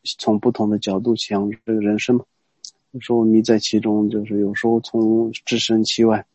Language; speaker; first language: Chinese; non-native, local second language; Tibetan